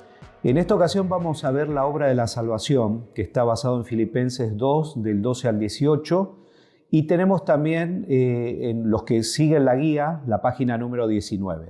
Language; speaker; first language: Spanish; native; Spanish